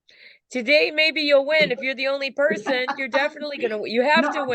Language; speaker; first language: English; native; English